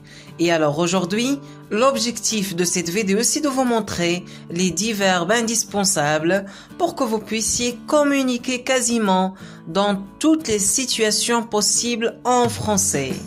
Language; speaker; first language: French; non-native, local second language; Arabic